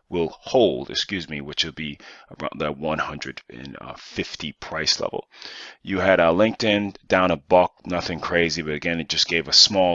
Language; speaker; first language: English; native; English